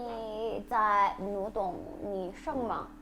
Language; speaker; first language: Chinese; non-native, learner; English